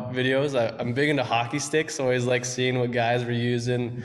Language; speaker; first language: English; native; English